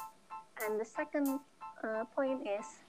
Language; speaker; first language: English; non-native, learner; Indonesian